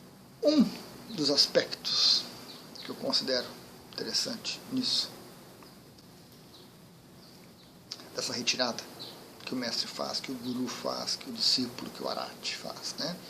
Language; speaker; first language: Portuguese; native; Portuguese